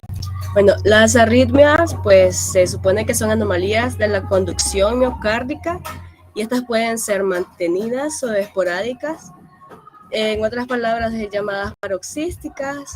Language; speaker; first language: Spanish; native; Spanish